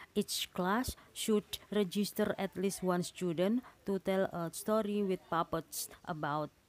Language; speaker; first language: English; non-native, fluent; Indonesian